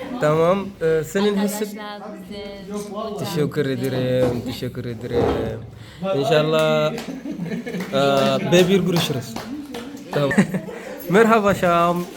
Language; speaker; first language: Turkish; non-native, learner; Arabic